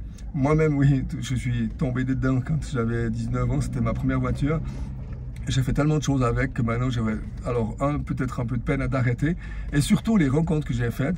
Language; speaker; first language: French; native; French